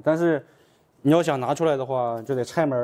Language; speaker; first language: Chinese; native; Chinese